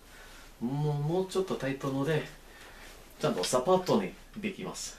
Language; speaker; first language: Japanese; non-native, learner; English